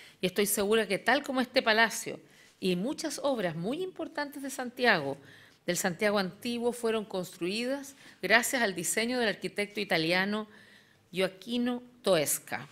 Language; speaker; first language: Spanish; native; Spanish